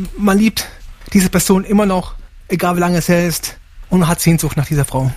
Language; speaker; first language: German; early bilingual, heritage; Italian